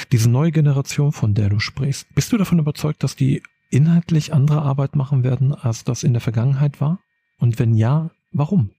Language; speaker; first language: German; native; German